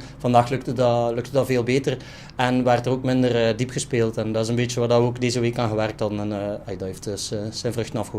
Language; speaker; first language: Dutch; native; Dutch